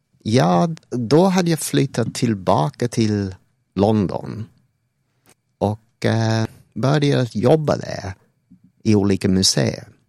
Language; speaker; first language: Swedish; non-native, fluent; English